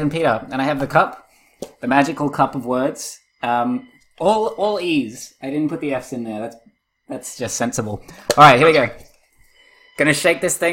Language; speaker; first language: English; native; English